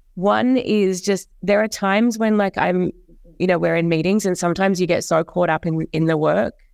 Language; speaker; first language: English; native; English